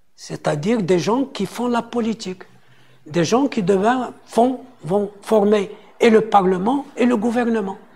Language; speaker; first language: French; non-native, local second language; Arabic